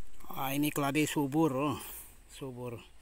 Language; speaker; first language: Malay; non-native, local second language; Iban